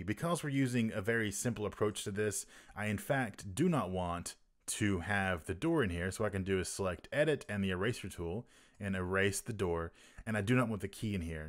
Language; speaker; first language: English; native; English